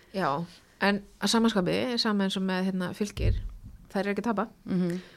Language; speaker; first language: Icelandic; native; Icelandic